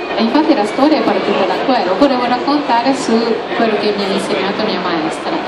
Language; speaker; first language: Italian; non-native, fluent; Japanese